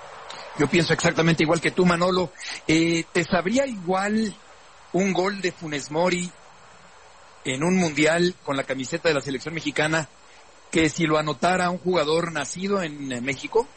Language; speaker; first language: Spanish; native; Spanish